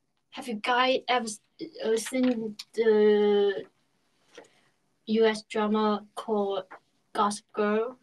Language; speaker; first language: English; non-native, learner; Korean